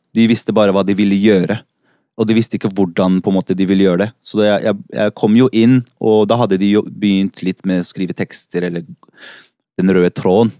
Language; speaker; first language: Norwegian; early bilingual, other home language; Spanish